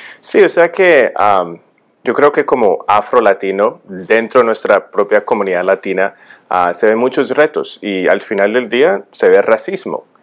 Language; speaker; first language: Spanish; early bilingual, heritage; Spanish